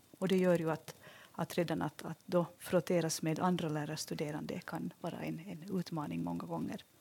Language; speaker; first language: Swedish; native; Swedish